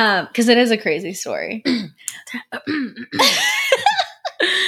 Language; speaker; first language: English; native; English